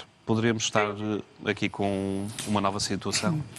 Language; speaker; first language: Portuguese; native; Portuguese